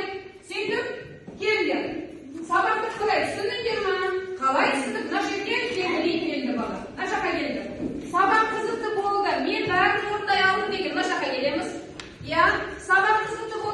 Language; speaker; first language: Kazakh; native; Kazakh